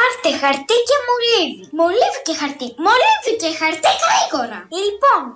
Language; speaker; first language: Greek; native; Greek